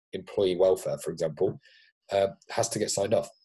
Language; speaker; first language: English; native; English